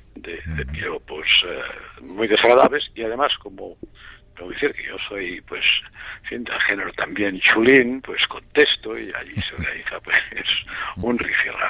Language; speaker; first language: Spanish; native; Spanish